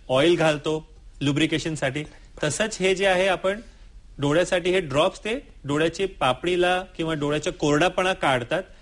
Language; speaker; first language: Marathi; non-native, local second language; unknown